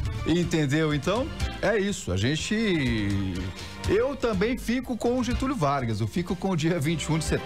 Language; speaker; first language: Portuguese; native; Portuguese